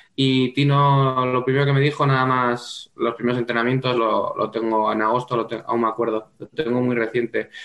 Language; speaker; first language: Spanish; native; Spanish